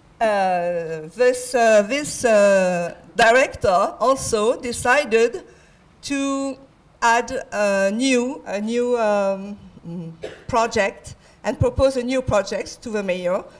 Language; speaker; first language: English; non-native, fluent; French